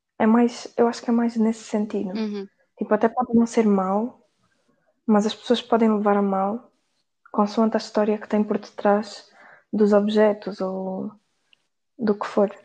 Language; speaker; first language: Portuguese; native; Portuguese